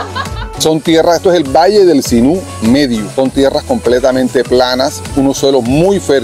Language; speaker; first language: Spanish; native; Spanish